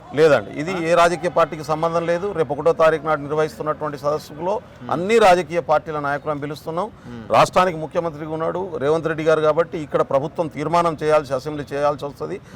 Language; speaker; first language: Telugu; non-native, local second language; Lambadi